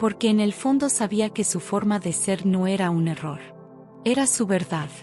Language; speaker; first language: Spanish; native; Spanish